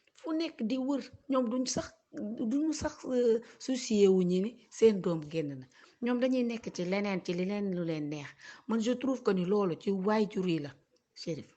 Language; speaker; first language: Wolof; native; Wolof